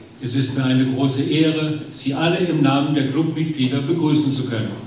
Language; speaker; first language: German; native; German